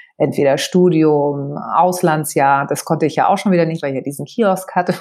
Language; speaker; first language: German; early bilingual, other home language; Greek